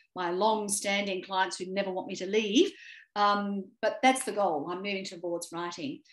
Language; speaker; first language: English; native; English